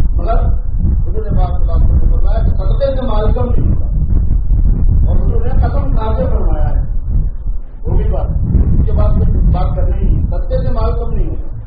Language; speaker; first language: Urdu; native; Urdu